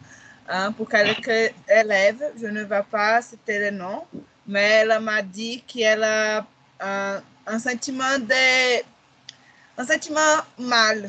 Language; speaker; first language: French; non-native, learner; Portuguese